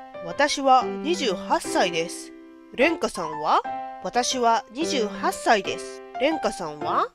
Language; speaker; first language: Japanese; non-native, fluent; Hindi